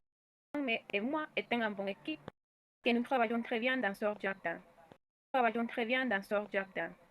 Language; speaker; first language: French; non-native, learner; Spanish